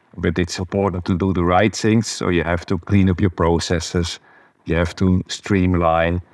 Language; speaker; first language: English; non-native, fluent; Dutch